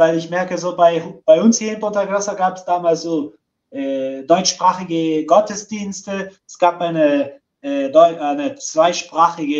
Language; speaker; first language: German; non-native, fluent; Portuguese